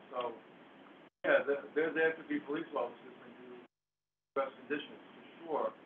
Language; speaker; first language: English; native; English